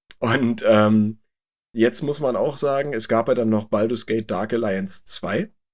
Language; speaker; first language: German; native; German